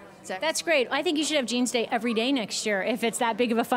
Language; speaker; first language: English; native; English